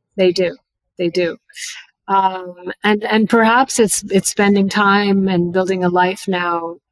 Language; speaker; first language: English; early bilingual, other home language; Bangla